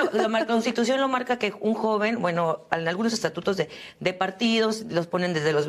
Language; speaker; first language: Spanish; native; Spanish